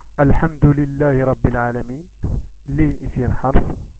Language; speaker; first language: Arabic; non-native, learner; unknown